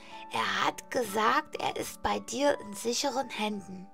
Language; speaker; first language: German; native; German